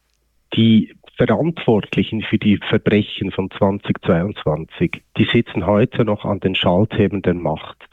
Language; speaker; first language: German; native; German